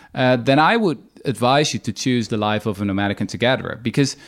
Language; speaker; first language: English; non-native, fluent; Dutch